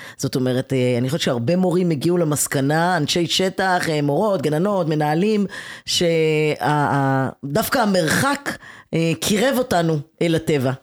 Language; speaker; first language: Hebrew; native; Hebrew